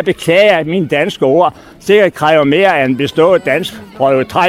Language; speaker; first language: Danish; native; Danish